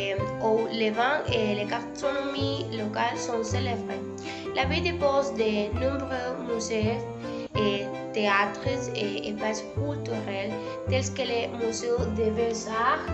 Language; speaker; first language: French; non-native, learner; Spanish